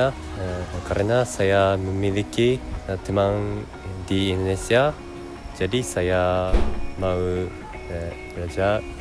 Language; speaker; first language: Indonesian; non-native, learner; Japanese